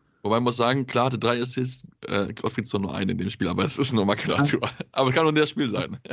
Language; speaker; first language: German; native; German